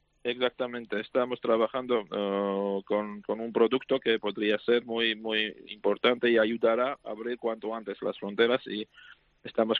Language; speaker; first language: Spanish; non-native, fluent; Georgian